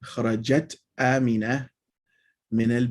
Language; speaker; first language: Arabic; non-native, fluent; English